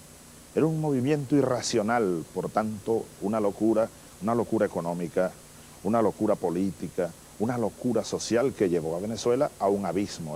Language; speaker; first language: Spanish; native; Spanish